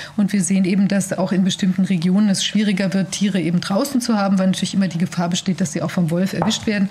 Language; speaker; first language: German; native; German